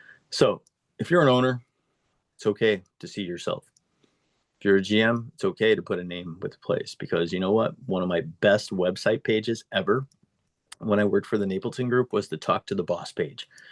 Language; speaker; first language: English; native; English